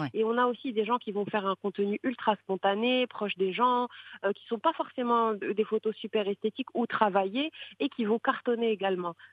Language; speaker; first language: French; non-native, local second language; Arabic